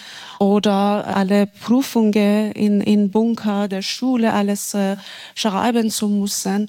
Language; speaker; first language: German; non-native, fluent; Persian